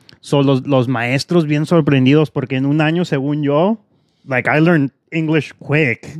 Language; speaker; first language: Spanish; early bilingual, heritage; Spanish